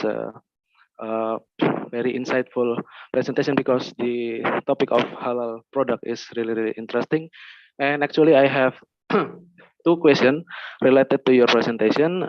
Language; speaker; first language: English; non-native, fluent; Indonesian